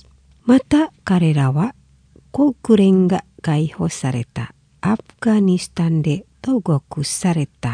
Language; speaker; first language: Japanese; non-native, fluent; Indonesian